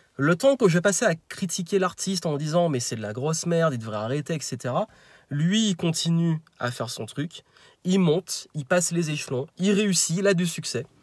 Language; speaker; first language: French; native; French